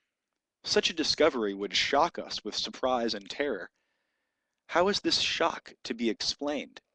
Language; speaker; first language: English; native; English